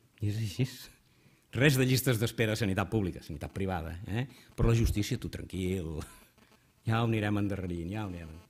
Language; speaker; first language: Catalan; native; Catalan